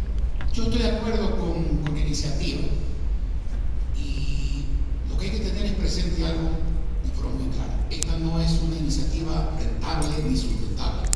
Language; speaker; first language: Spanish; native; Spanish